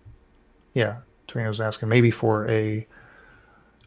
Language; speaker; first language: English; native; English